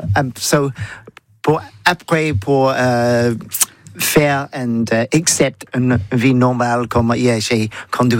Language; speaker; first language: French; non-native, learner; English